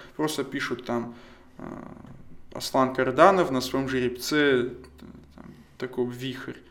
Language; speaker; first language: Russian; non-native, local second language; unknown